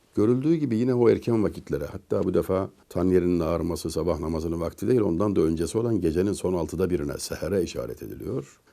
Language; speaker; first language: Turkish; native; Turkish